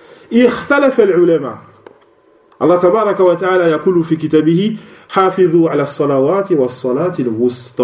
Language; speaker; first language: Arabic; non-native, fluent; French